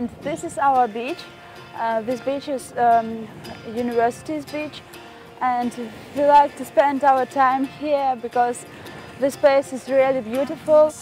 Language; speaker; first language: English; non-native, learner; Russian